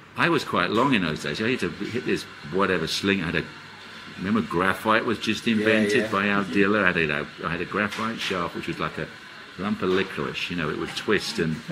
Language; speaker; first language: English; native; English